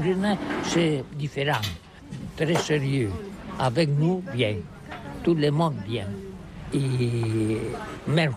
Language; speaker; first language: French; non-native, learner; Catalan